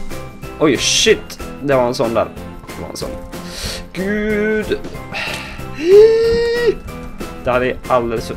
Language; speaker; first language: Swedish; native; Swedish